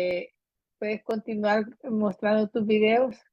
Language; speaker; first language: Spanish; native; Spanish